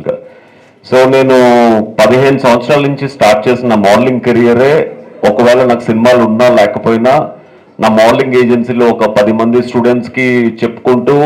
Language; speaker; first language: Telugu; native; Telugu